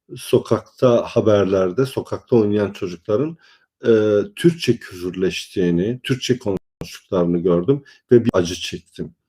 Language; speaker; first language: Turkish; non-native, local second language; Kurdish